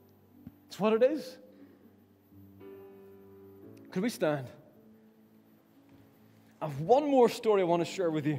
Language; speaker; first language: English; native; English